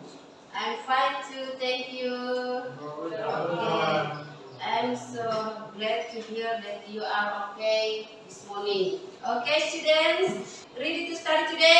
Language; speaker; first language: English; non-native, learner; Indonesian